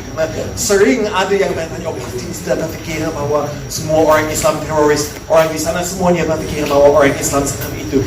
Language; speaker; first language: Indonesian; non-native, fluent; English